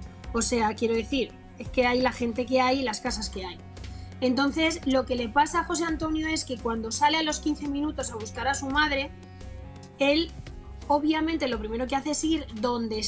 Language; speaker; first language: Spanish; native; Spanish